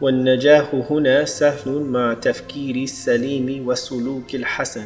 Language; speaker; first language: Arabic; non-native, learner; English